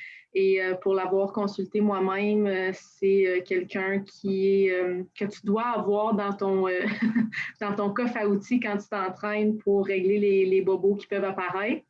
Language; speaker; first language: French; native; French